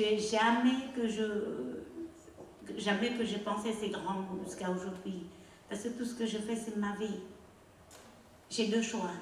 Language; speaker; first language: French; non-native, learner; Khmer